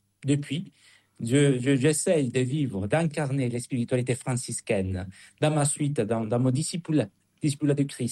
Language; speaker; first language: French; non-native, fluent; Spanish